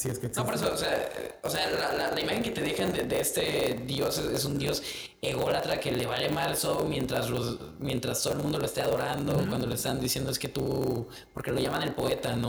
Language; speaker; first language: Spanish; native; Spanish